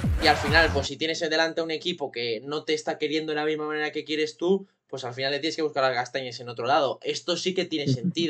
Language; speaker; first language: Spanish; native; Spanish